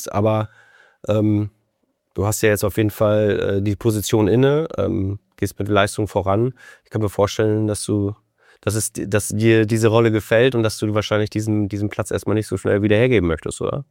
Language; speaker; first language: German; native; German